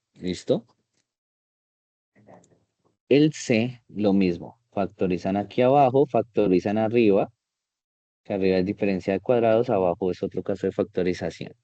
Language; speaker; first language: Spanish; native; Spanish